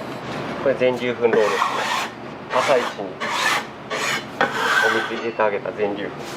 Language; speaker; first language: Japanese; native; Japanese